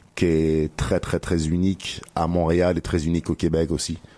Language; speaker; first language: French; native; French